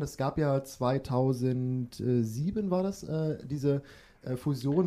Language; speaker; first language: German; native; German